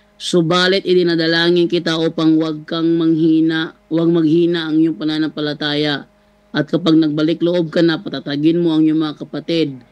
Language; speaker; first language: Filipino; non-native, local second language; Cebuano